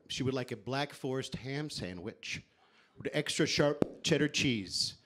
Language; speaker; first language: English; early bilingual, other home language; Spanish